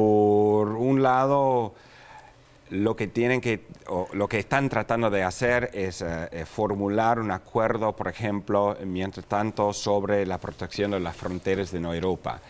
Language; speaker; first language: Spanish; non-native, fluent; English